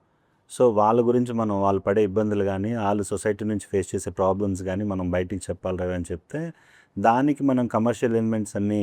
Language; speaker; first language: Telugu; native; Telugu